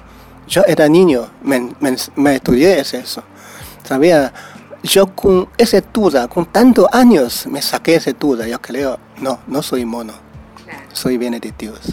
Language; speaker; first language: Spanish; non-native, learner; Chinese